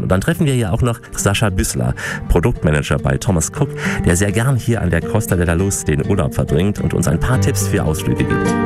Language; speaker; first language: German; native; German